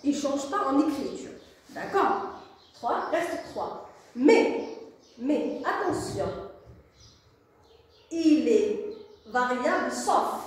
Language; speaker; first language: French; non-native, local second language; Arabic